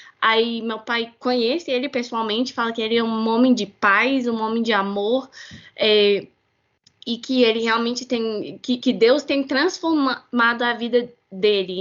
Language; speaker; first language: Portuguese; non-native, fluent; English